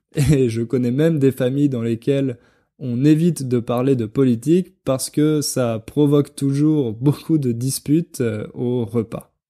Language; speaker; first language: French; native; French